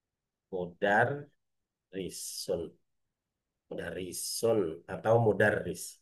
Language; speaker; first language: Arabic; non-native, fluent; Indonesian